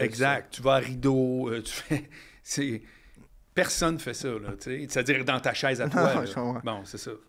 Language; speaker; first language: French; native; French